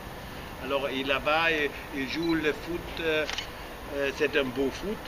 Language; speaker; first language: French; non-native, fluent; German